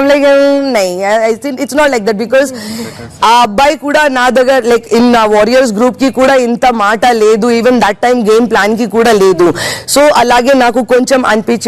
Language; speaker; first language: Telugu; non-native, fluent; Hindi